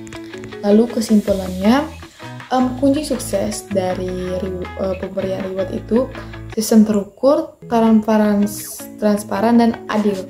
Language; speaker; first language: Indonesian; native; Indonesian